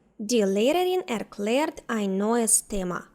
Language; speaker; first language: German; non-native, fluent; Ukrainian